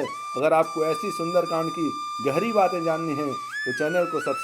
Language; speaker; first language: Hindi; native; Hindi